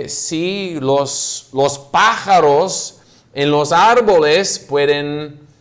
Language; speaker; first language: Spanish; non-native, fluent; English